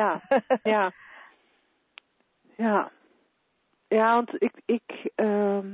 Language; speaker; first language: Dutch; native; Dutch